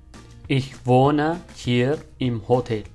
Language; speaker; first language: German; non-native, fluent; Amharic